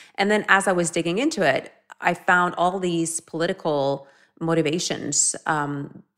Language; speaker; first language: English; non-native, fluent; Norwegian